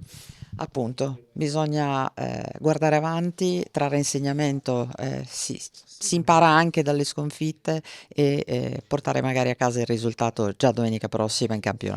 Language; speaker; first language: Italian; native; Italian